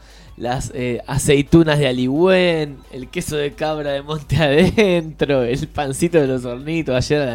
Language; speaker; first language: Spanish; native; Spanish